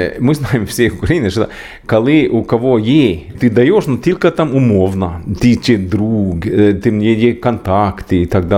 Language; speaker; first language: Ukrainian; non-native, learner; Swedish